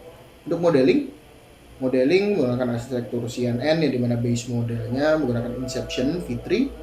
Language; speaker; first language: Indonesian; native; Indonesian